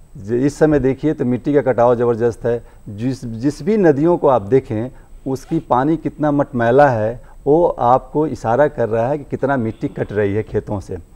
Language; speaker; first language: Hindi; native; Hindi